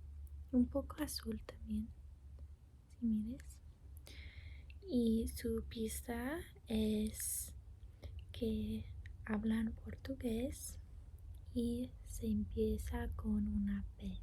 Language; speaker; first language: Spanish; non-native, learner; English